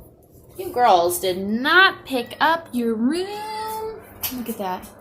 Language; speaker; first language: English; native; English